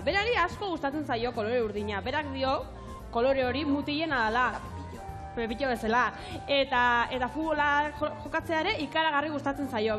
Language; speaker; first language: Basque; native; Basque